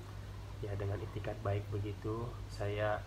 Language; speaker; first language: Indonesian; non-native, local second language; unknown